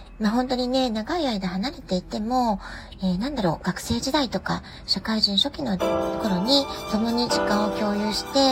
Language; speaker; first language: Japanese; native; Japanese